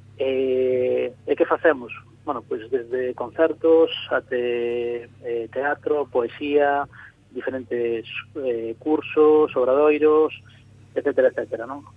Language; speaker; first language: Galician; non-native, local second language; Spanish